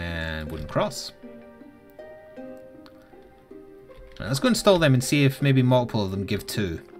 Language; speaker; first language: English; native; English